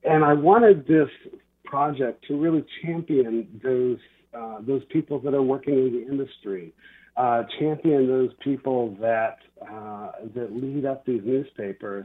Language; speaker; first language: English; native; English